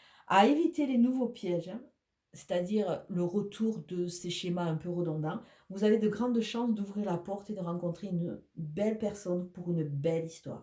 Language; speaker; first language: French; native; French